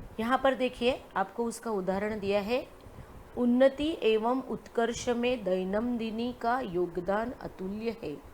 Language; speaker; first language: Hindi; non-native, local second language; Gujarati